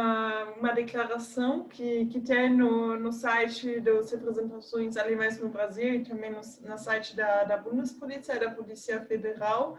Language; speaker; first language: Portuguese; non-native, fluent; German